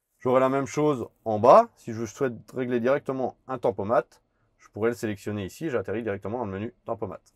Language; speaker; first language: French; native; French